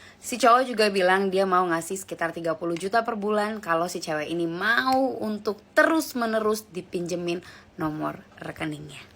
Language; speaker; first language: Indonesian; native; Indonesian